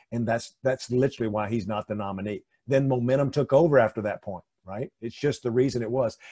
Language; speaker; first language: English; native; English